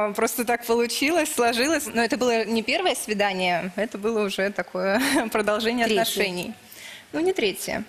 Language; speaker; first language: Russian; native; Russian